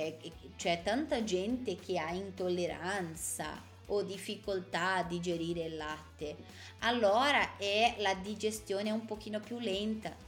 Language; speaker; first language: Italian; non-native, fluent; Portuguese